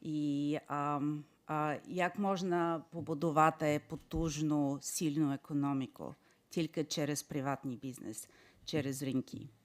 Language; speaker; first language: Ukrainian; non-native, fluent; English